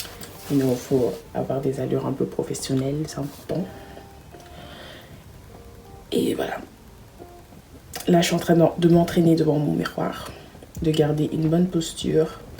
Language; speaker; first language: French; early bilingual, other home language; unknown